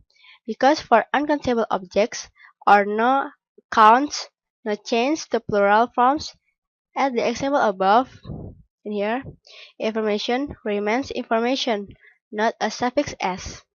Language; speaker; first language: English; non-native, learner; Indonesian